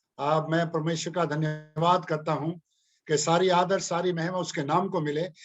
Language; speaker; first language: Hindi; non-native, local second language; Punjabi